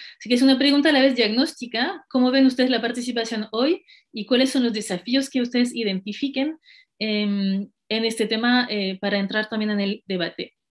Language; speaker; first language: Spanish; non-native, fluent; French